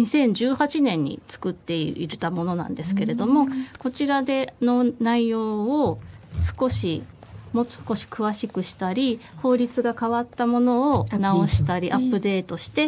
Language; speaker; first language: Japanese; native; Japanese